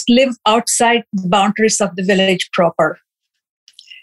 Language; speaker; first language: English; non-native, local second language; Telugu